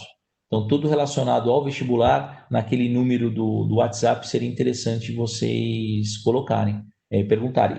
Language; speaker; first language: Portuguese; native; Portuguese